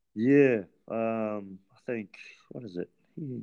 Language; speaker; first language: English; native; English